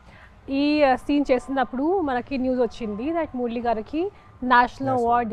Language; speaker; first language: Telugu; non-native, fluent; Hindi